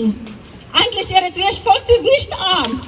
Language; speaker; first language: German; non-native, fluent; Arabic